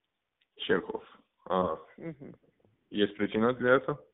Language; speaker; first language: Russian; non-native, learner; English